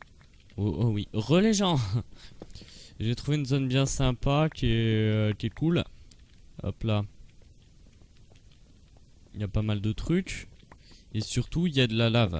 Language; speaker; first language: French; native; French